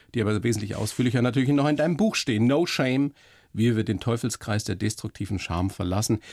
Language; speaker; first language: German; native; German